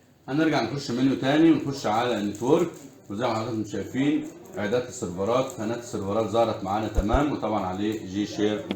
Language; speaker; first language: Arabic; native; Arabic